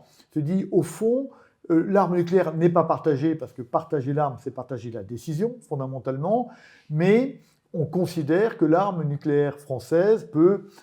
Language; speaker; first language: French; native; French